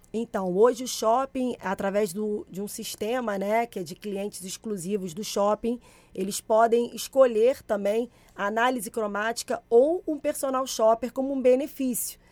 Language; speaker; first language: Portuguese; early bilingual, other home language; Spanish